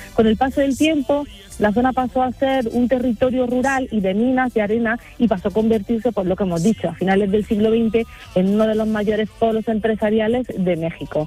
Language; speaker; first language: Spanish; native; Spanish